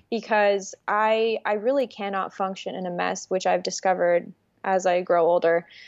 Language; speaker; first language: English; early bilingual, other home language; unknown